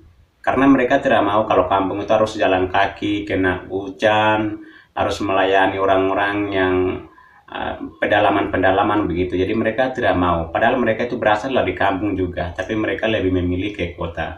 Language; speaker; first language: Indonesian; non-native, local second language; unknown